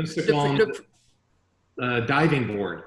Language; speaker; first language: French; non-native, learner; English